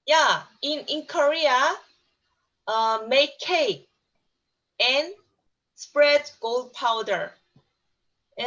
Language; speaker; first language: English; non-native, learner; Korean